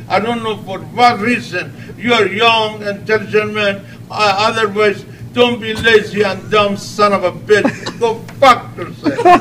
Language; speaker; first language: English; non-native, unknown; Persian